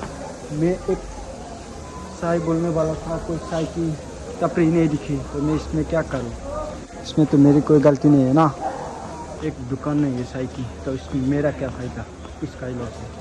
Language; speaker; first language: Hindi; non-native, local second language; Assamese